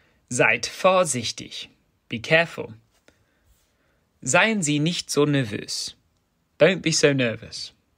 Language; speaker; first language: German; non-native, fluent; English